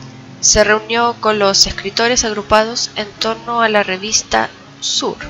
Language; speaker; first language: Spanish; native; Spanish